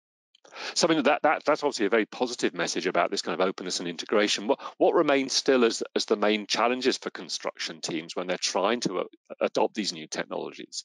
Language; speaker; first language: English; native; English